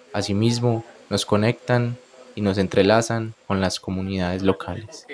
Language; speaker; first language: Spanish; native; Spanish